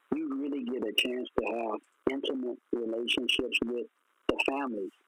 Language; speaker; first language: English; native; English